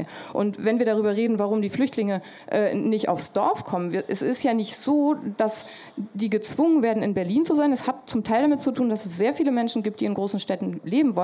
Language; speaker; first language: German; native; German